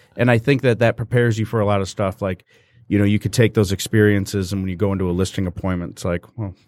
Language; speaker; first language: English; native; English